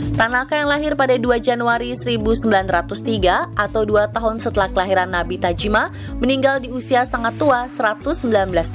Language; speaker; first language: Indonesian; native; Indonesian